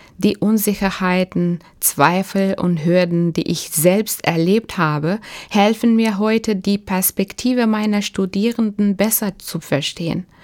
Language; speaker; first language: German; non-native, fluent; Turkish